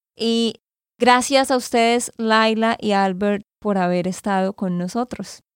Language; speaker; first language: Spanish; native; Spanish